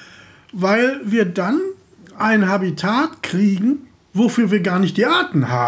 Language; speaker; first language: German; native; German